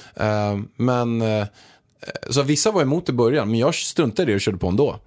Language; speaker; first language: Swedish; native; Swedish